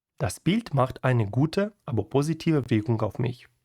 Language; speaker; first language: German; non-native, fluent; Ukrainian